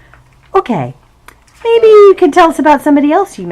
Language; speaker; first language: English; native; English